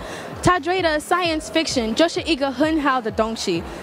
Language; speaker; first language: Chinese; non-native, learner; English